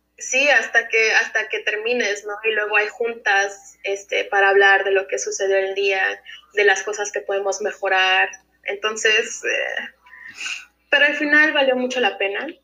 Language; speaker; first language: Spanish; early bilingual, heritage; Spanish